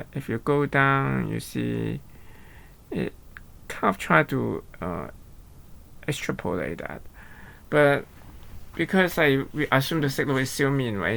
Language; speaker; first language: English; non-native, fluent; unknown